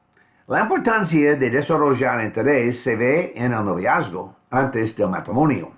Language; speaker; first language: Spanish; non-native, fluent; English